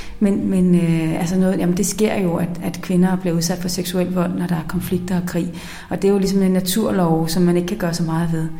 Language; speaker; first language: Danish; native; Danish